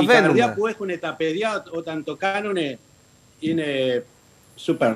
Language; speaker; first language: Greek; early bilingual, heritage; Spanish